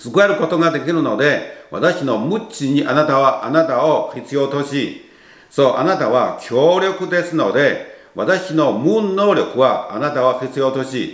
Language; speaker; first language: Japanese; non-native, learner; Chinese